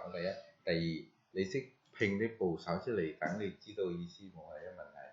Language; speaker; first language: Cantonese; early bilingual, heritage; Cantonese